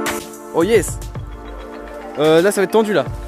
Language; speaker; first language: French; native; French